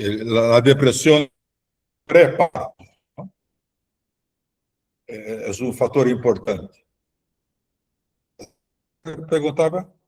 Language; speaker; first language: Spanish; non-native, fluent; Portuguese